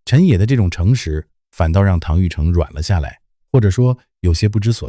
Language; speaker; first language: Chinese; native; Chinese